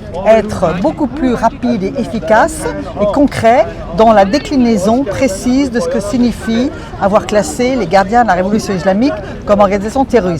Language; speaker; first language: French; native; French